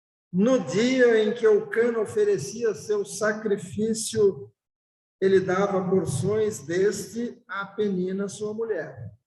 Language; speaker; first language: Portuguese; native; Portuguese